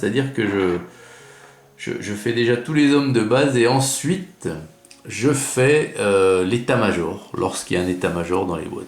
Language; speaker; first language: French; native; French